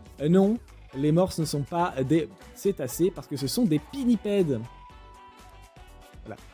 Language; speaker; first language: French; native; French